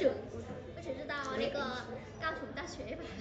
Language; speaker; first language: Chinese; non-native, fluent; Vietnamese